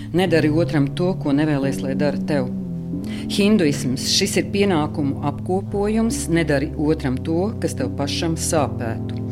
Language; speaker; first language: Latvian; native; Latvian